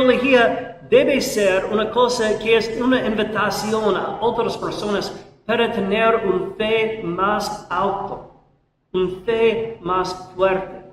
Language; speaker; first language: Spanish; non-native, learner; English